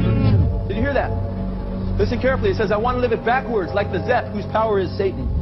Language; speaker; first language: English; native; English